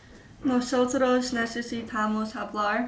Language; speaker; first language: Spanish; non-native, learner; English